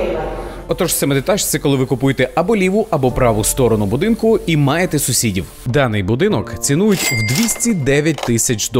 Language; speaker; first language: Ukrainian; native; Ukrainian